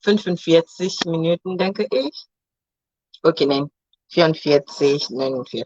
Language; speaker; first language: German; non-native, fluent; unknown